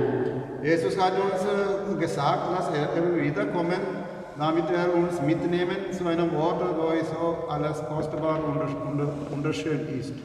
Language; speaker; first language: German; non-native, learner; Malayalam